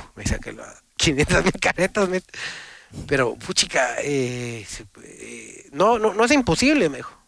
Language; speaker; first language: Spanish; native; Spanish